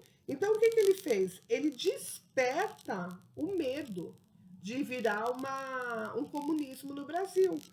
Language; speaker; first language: Portuguese; native; Portuguese